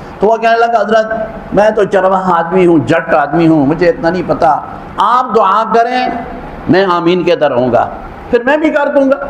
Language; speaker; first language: Urdu; non-native, local second language; Punjabi